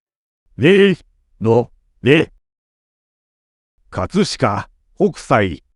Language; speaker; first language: Japanese; native; Japanese